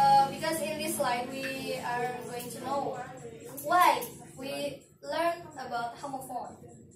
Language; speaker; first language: English; non-native, fluent; Indonesian